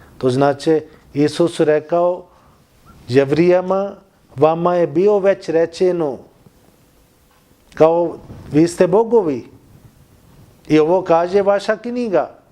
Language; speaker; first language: Bosnian; non-native, learner; Urdu